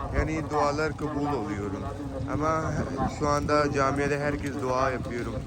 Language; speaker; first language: Turkish; non-native, learner; Urdu